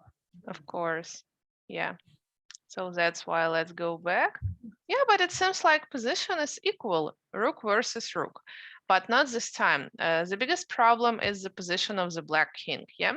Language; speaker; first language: English; non-native, fluent; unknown